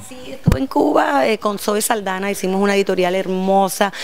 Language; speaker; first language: Spanish; native; Spanish